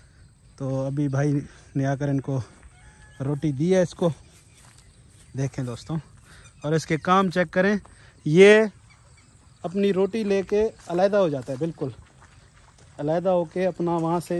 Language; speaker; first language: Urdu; non-native, local second language; Saraiki